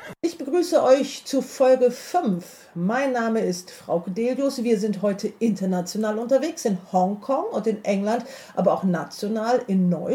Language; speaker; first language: German; native; German